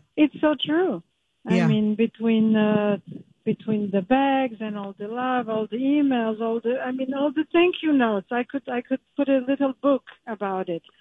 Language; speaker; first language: English; early bilingual, other home language; Turkish